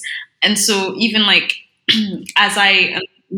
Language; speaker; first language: English; native; English